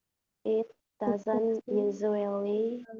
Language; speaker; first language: English; non-native, learner; Indonesian